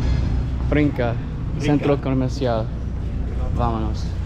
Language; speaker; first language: Spanish; early bilingual, heritage; English